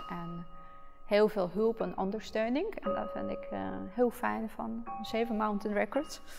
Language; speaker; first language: Dutch; non-native, fluent; Russian